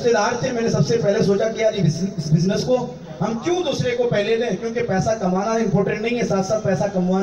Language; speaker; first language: Hindi; native; Hindi